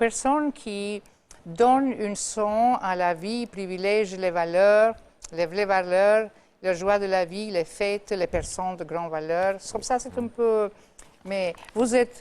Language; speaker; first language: French; non-native, fluent; Albanian